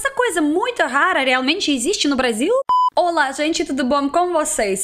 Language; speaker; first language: Portuguese; non-native, learner; Russian